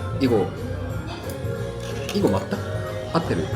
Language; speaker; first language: Korean; non-native, learner; Japanese